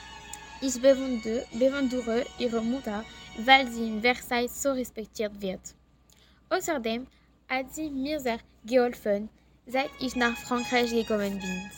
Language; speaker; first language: German; non-native, learner; French